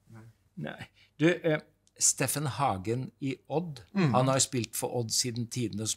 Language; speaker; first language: Norwegian; native; Norwegian